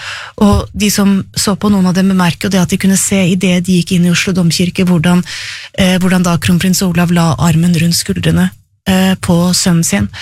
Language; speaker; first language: Norwegian; native; Norwegian